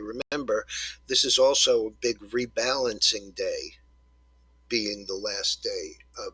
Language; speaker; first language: English; native; English